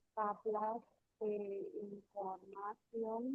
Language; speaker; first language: Spanish; non-native, learner; Bangla